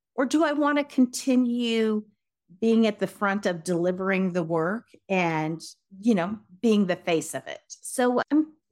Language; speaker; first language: English; native; English